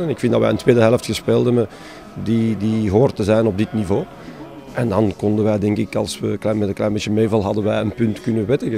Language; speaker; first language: Dutch; native; Dutch